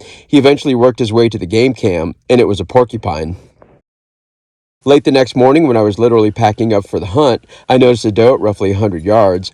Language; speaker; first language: English; native; English